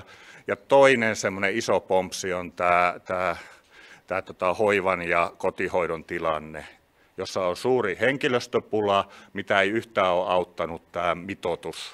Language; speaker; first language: Finnish; native; Finnish